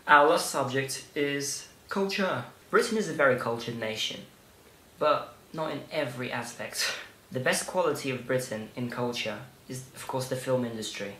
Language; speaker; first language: English; early bilingual, other home language; Russian